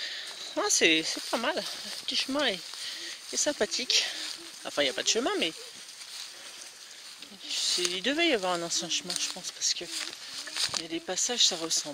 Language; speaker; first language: French; native; French